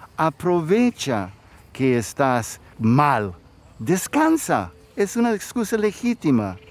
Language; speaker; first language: Spanish; non-native, fluent; English